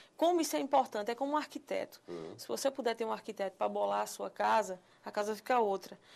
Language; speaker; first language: Portuguese; native; Portuguese